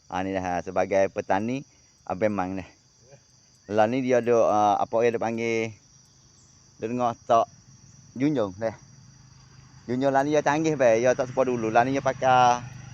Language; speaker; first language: Malay; native; Malay